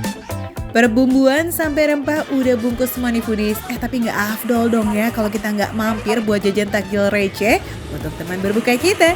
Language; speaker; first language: Indonesian; native; Indonesian